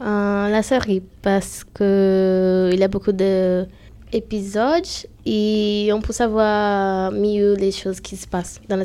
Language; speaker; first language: French; non-native, learner; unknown